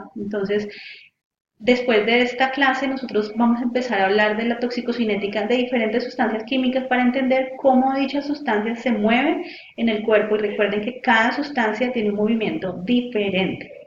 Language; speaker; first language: Spanish; native; Spanish